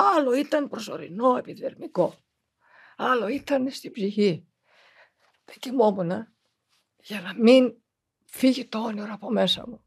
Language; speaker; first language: Greek; early bilingual, heritage; Greek